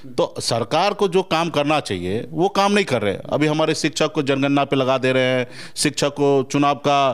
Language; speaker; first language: Hindi; native; Hindi